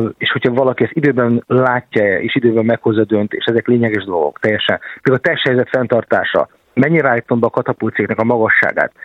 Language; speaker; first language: Hungarian; native; Hungarian